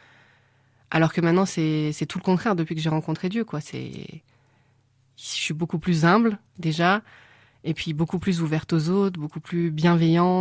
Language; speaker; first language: French; native; French